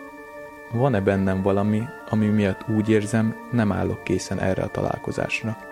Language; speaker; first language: Hungarian; native; Hungarian